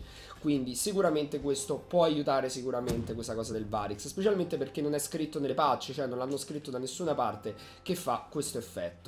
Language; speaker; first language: Italian; native; Italian